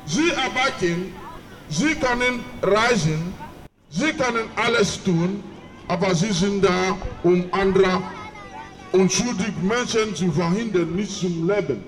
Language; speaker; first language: German; non-native, learner; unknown